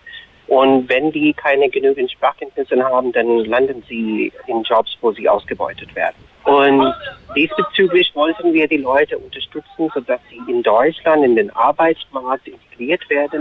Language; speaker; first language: German; non-native, fluent; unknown